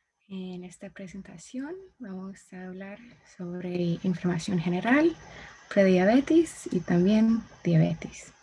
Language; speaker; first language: Spanish; non-native, learner; English